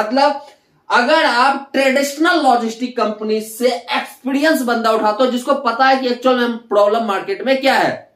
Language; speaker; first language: Hindi; native; Hindi